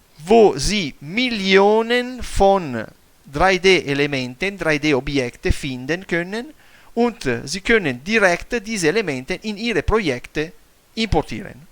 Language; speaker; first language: German; non-native, fluent; Italian